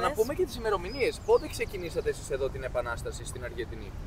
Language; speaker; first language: Greek; native; Greek